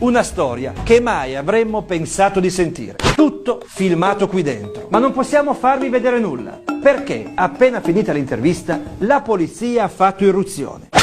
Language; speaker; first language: Italian; native; Italian